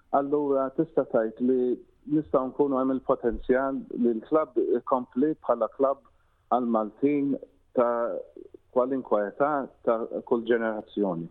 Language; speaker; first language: Maltese; early bilingual, heritage; Maltese